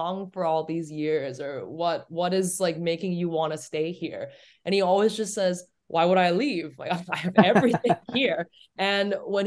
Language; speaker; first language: English; native; English